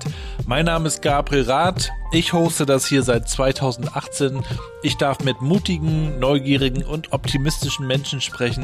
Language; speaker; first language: German; native; German